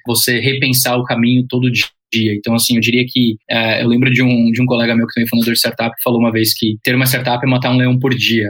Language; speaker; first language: Portuguese; early bilingual, heritage; Portuguese